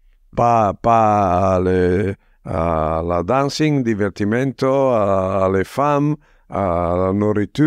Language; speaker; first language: French; non-native, fluent; Italian